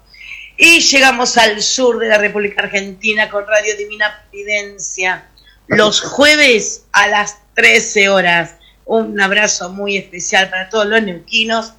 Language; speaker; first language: Spanish; native; Spanish